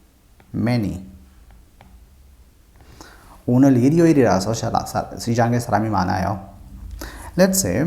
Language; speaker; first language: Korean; non-native, fluent; Hindi